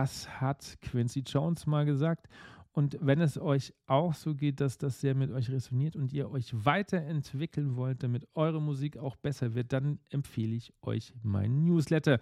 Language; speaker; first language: German; native; German